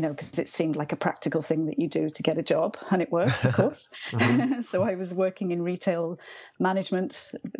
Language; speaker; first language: English; native; English